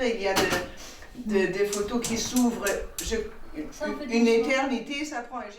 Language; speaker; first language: French; non-native, fluent; German